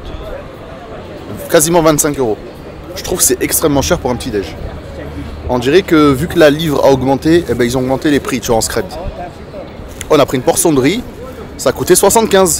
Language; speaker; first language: French; native; French